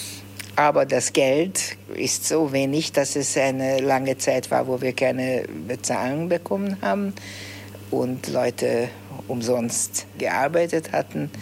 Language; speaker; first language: German; early bilingual, heritage; Hungarian